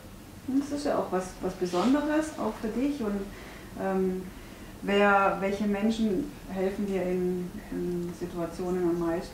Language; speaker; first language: German; native; German